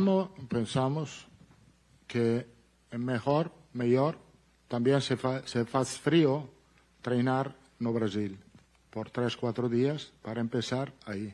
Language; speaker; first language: Portuguese; non-native, fluent; Italian